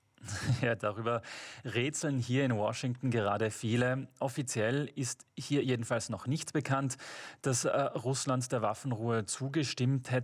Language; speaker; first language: German; native; German